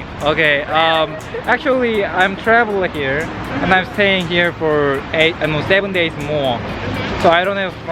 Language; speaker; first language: English; non-native, learner; Korean